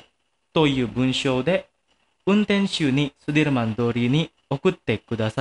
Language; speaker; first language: Japanese; non-native, fluent; Indonesian